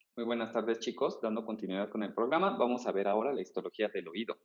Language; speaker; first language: Spanish; native; Spanish